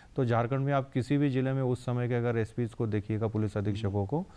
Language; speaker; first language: Hindi; non-native, local second language; Marathi